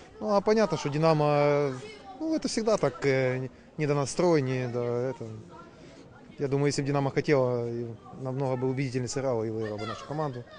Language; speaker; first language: Russian; non-native, local second language; Ukrainian